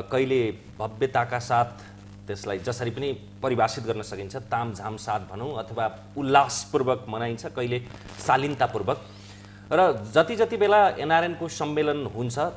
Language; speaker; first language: Nepali; native; Nepali